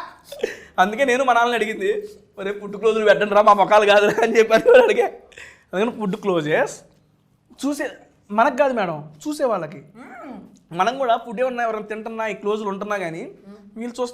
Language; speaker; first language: Telugu; native; Telugu